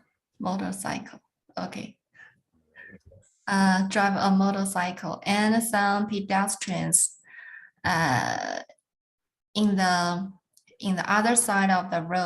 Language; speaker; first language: English; non-native, learner; Chinese